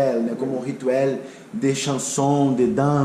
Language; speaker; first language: French; non-native, learner; Portuguese